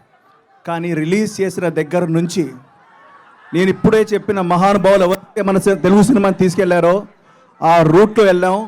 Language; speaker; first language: Telugu; native; Telugu